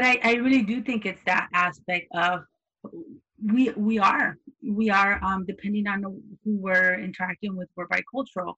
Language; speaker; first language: English; native; English